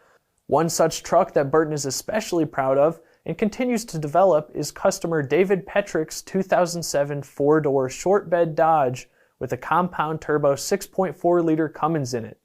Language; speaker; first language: English; native; English